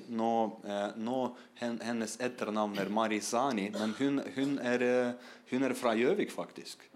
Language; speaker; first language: Norwegian; non-native, learner; Russian